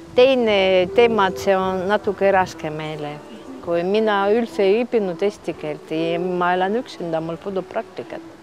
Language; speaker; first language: Estonian; early bilingual, heritage; Estonian